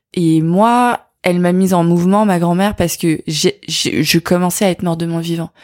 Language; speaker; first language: French; native; French